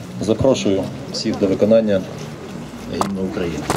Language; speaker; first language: Ukrainian; native; Ukrainian